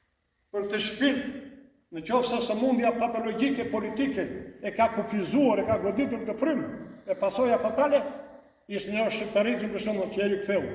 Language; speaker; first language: Albanian; native; Albanian